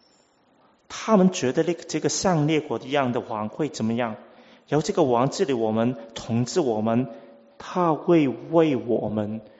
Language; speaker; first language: Chinese; non-native, local second language; Cantonese